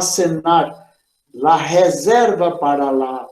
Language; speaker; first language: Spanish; non-native, fluent; Portuguese